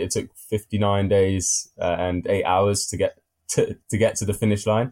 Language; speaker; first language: English; native; English